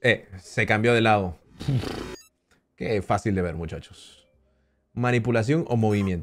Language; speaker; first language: Spanish; native; Spanish